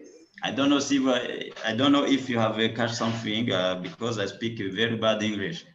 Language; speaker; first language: English; non-native, learner; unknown